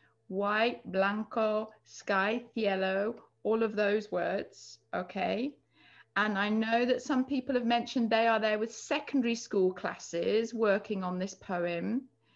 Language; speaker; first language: English; native; English